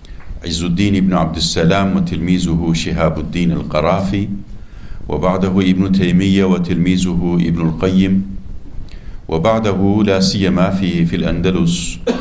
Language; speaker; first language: Arabic; non-native, fluent; Turkish